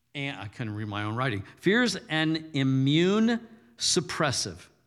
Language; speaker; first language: English; early bilingual, other home language; German